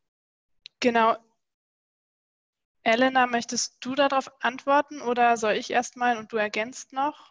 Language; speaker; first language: German; native; German